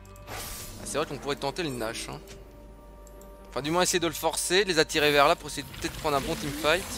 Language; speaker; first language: French; native; French